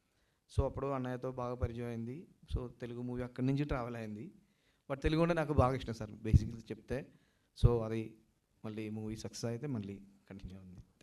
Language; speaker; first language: Telugu; non-native, learner; Malayalam